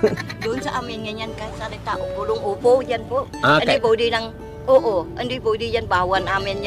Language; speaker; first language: Filipino; non-native, learner; Vietnamese